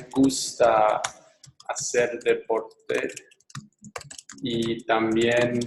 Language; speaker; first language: Spanish; non-native, learner; English